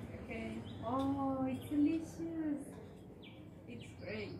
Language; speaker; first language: English; non-native, learner; Spanish